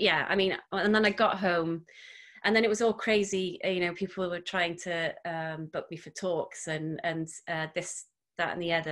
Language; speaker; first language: English; native; English